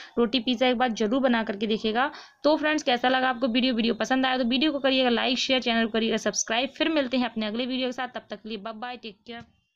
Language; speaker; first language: Hindi; native; Hindi